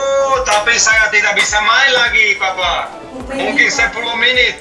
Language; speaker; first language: Indonesian; non-native, learner; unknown